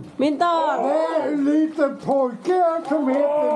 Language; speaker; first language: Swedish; non-native, learner; Thai